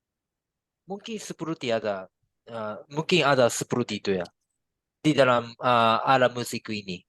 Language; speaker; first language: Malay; non-native, learner; Japanese